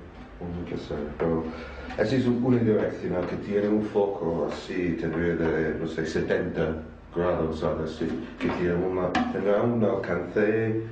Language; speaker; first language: Spanish; non-native, fluent; English